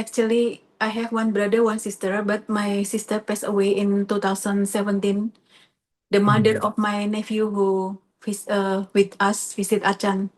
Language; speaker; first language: English; non-native, learner; Indonesian